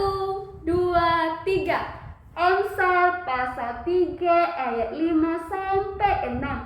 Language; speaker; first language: Indonesian; native; Indonesian